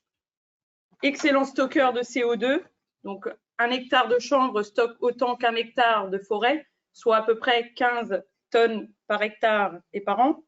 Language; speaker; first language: French; native; French